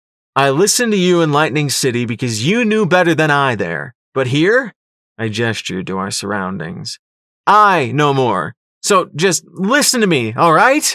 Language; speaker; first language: English; native; English